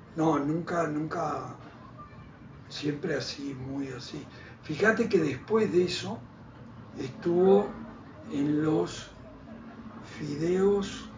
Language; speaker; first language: Spanish; native; Spanish